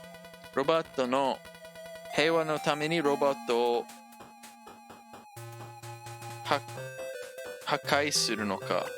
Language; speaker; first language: Japanese; non-native, learner; English